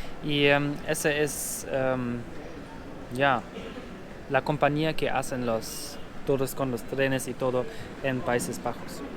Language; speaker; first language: Spanish; non-native, learner; German